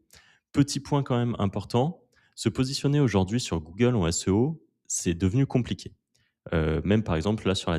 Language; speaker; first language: French; native; French